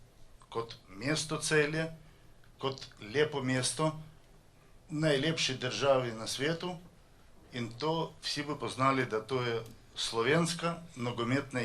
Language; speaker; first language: Slovenian; non-native, learner; Russian